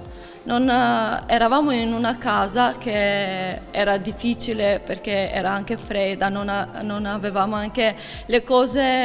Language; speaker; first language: Italian; non-native, learner; Albanian